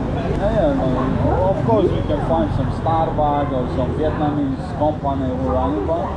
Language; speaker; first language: English; non-native, fluent; Polish